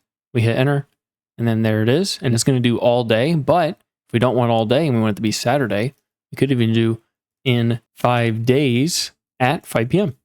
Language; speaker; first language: English; native; English